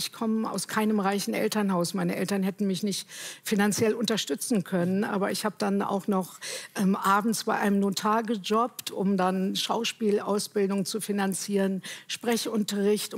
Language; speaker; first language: German; native; German